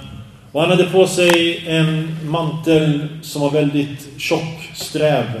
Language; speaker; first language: Swedish; early bilingual, other home language; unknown